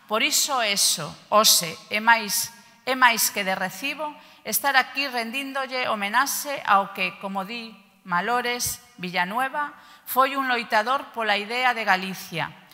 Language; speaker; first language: Galician; native; Galician